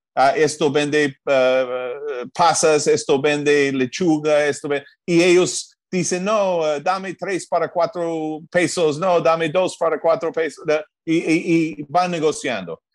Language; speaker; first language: Spanish; non-native, fluent; English